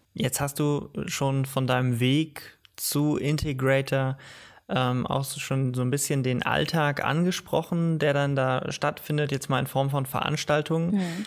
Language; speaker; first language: German; native; German